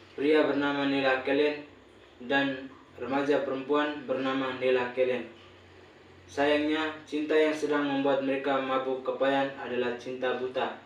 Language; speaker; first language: Indonesian; non-native, local second language; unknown